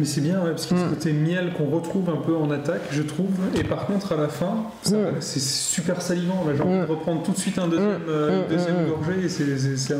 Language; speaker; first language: French; native; French